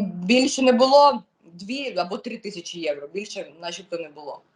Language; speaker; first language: Ukrainian; non-native, local second language; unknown